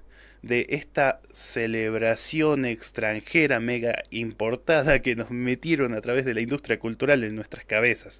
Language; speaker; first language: Spanish; native; Spanish